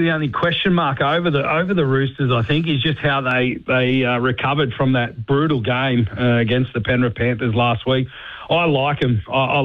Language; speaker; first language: English; native; English